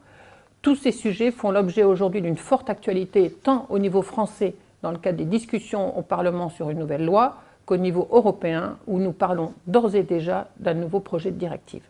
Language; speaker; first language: French; native; French